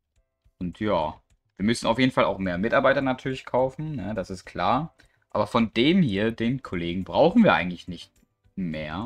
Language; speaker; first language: German; native; German